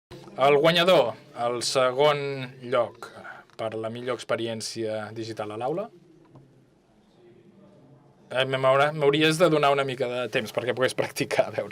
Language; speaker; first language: Catalan; non-native, fluent; English